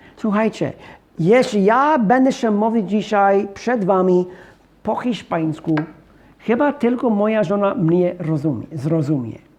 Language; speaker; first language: Polish; non-native, fluent; English